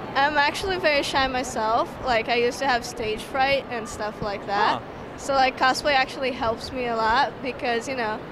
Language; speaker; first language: English; non-native, fluent; Portuguese